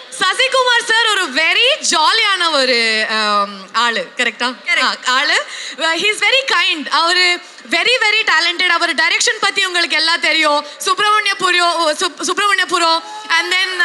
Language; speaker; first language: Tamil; non-native, learner; Kannada